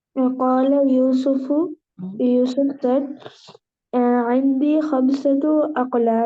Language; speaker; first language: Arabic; non-native, learner; Urdu